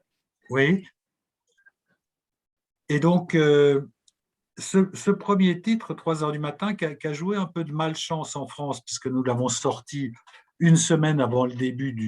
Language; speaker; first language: French; native; French